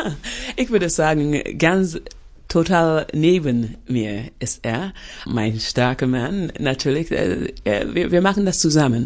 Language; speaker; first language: German; non-native, fluent; English